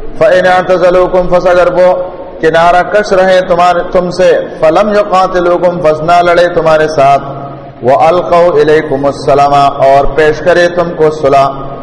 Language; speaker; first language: Urdu; non-native, local second language; Pashto